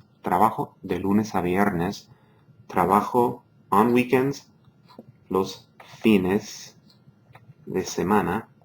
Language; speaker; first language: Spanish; non-native, fluent; English